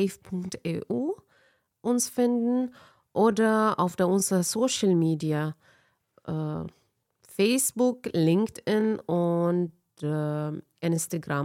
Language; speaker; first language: German; non-native, fluent; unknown